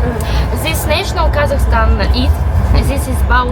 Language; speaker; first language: English; non-native, learner; Russian